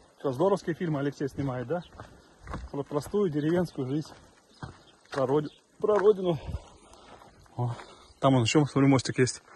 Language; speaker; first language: Russian; native; Russian